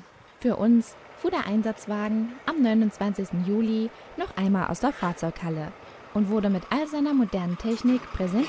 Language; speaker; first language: German; native; German